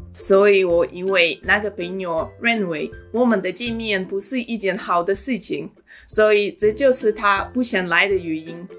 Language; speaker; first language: Chinese; non-native, fluent; Russian